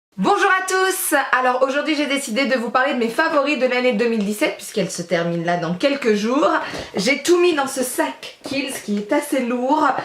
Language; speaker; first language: French; native; French